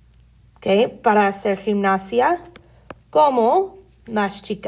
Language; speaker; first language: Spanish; non-native, fluent; English